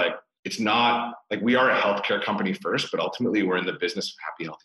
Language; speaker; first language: English; native; English